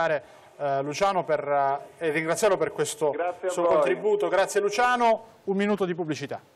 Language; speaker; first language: Italian; native; Italian